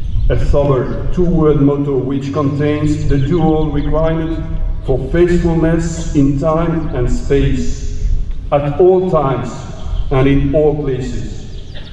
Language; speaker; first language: English; non-native, fluent; French